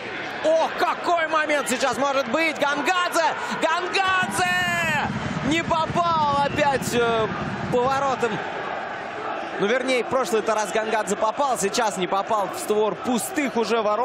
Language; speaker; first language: Russian; native; Russian